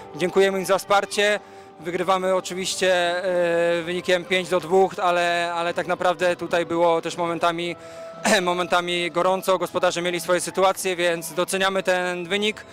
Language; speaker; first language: Polish; native; Polish